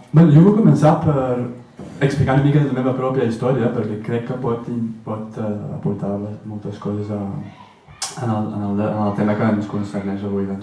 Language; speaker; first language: Catalan; non-native, fluent; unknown